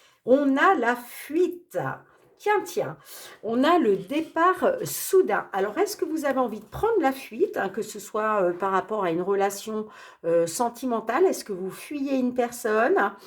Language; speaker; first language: French; native; French